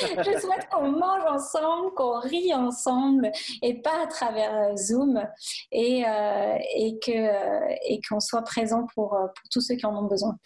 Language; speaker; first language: French; native; French